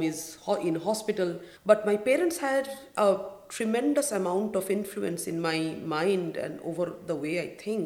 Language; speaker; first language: English; non-native, local second language; Bangla